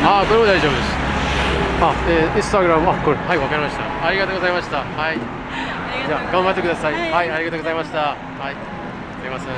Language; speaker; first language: Japanese; non-native, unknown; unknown